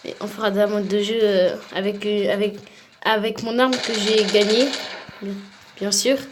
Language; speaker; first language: French; native; French